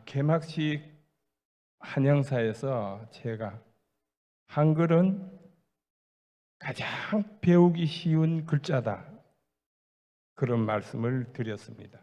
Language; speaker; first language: Korean; native; Korean